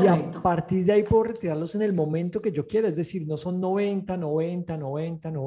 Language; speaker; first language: Spanish; native; Spanish